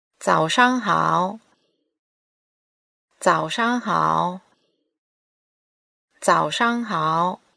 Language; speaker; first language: Chinese; non-native, fluent; Korean